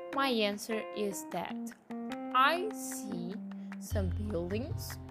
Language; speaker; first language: English; non-native, fluent; Portuguese